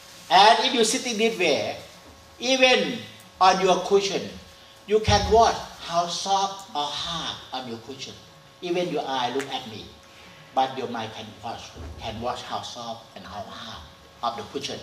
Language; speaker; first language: English; non-native, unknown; Thai